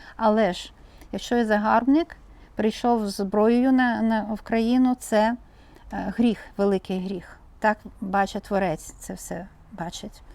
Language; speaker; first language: Ukrainian; native; Ukrainian